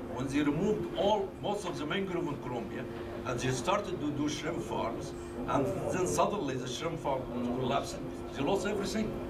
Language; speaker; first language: English; non-native, fluent; Arabic